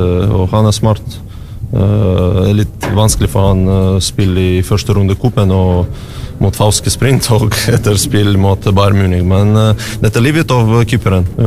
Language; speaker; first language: Norwegian; non-native, learner; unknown